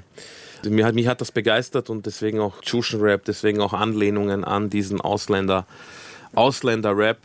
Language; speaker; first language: German; early bilingual, other home language; Croatian